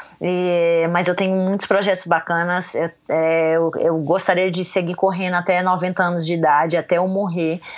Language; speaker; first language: Portuguese; native; Portuguese